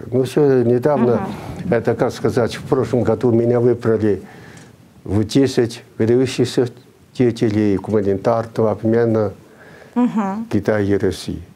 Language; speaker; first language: Russian; non-native, fluent; Chinese